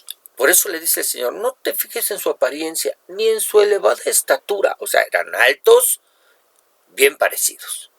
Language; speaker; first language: Spanish; native; Spanish